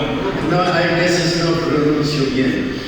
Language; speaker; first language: Spanish; non-native, fluent; Arabic